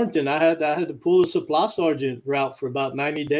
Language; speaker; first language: English; native; English